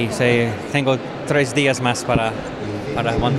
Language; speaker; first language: Spanish; non-native, learner; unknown